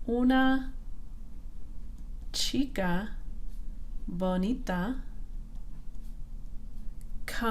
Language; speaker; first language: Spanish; non-native, fluent; English